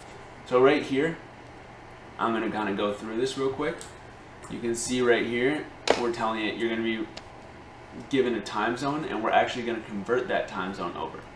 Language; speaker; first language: English; native; English